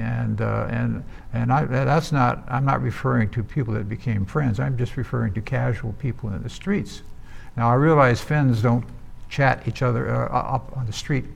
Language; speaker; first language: English; native; English